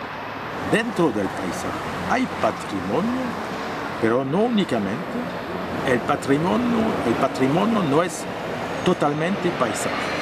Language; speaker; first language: Spanish; non-native, fluent; French